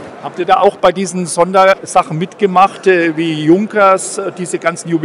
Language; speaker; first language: German; native; German